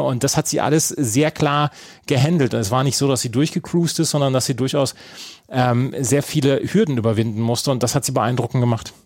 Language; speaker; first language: German; native; German